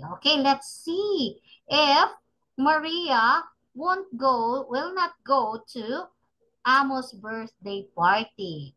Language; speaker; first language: English; non-native, fluent; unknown